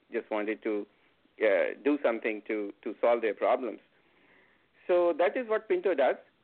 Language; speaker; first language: English; non-native, local second language; Hindi